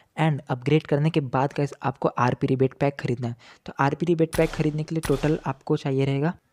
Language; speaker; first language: Hindi; native; Hindi